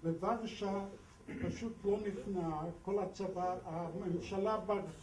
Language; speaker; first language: Hebrew; non-native, fluent; Polish